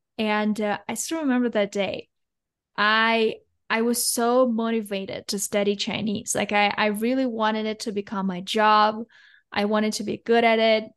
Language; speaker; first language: English; non-native, fluent; Russian